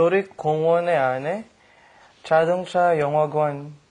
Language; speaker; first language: Korean; non-native, learner; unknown